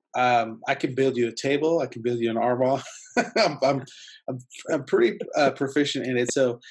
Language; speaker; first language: English; early bilingual, other home language; Spanish